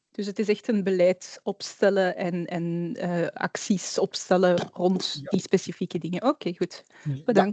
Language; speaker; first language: Dutch; native; Dutch